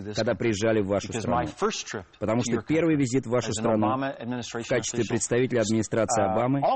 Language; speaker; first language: Russian; non-native, fluent; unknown